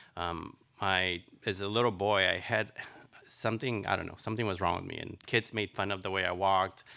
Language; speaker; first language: English; early bilingual, other home language; Spanish